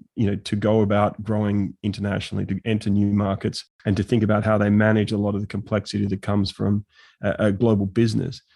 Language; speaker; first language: English; native; English